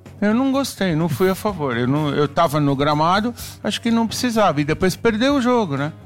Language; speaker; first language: Portuguese; native; Portuguese